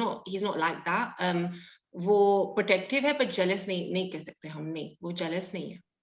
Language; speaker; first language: Hindi; early bilingual, heritage; Hindi